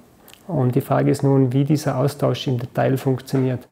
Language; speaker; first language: German; native; German